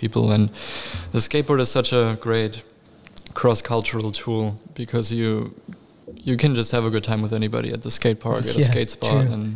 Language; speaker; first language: English; non-native, fluent; German